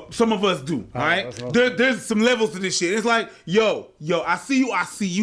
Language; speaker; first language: English; native; English